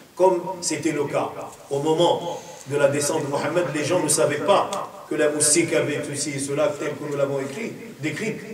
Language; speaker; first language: French; non-native, local second language; Arabic